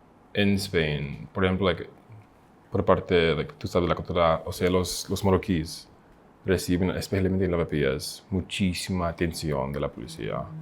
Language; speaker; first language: Spanish; non-native, learner; English